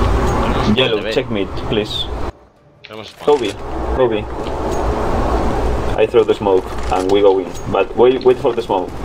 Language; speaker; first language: English; non-native, learner; Spanish